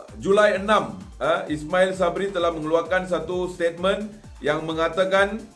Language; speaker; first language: Malay; non-native, local second language; Tamil